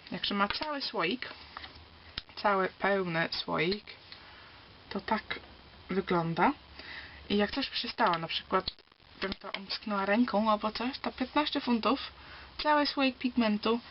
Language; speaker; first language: Polish; early bilingual, heritage; Polish